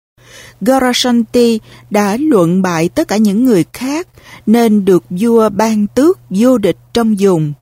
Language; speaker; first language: Vietnamese; native; Vietnamese